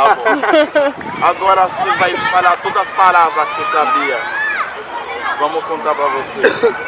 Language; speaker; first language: Portuguese; non-native, learner; Haitian Creole